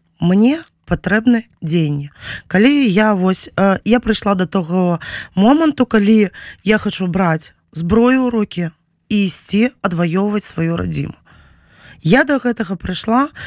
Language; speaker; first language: Belarusian; non-native, local second language; Russian